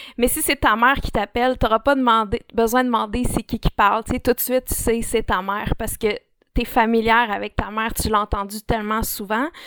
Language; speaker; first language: French; native; French